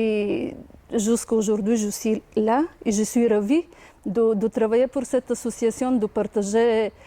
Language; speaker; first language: French; non-native, fluent; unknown